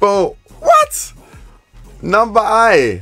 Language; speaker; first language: Japanese; non-native, learner; English